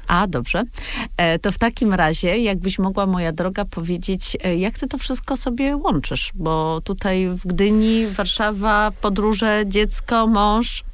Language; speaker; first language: Polish; native; Polish